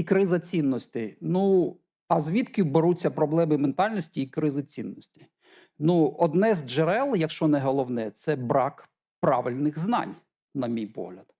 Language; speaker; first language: Ukrainian; native; Ukrainian